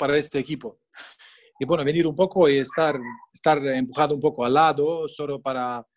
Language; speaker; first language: Spanish; non-native, fluent; Bosnian